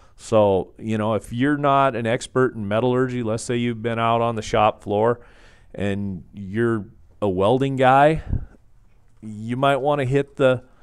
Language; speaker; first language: English; native; English